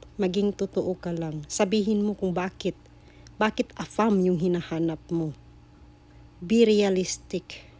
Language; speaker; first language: Filipino; non-native, local second language; Cebuano